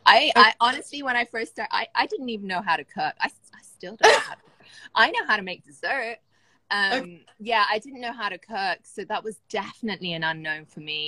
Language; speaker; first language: English; native; English